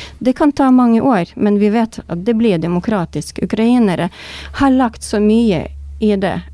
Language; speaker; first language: Norwegian; non-native, fluent; Ukrainian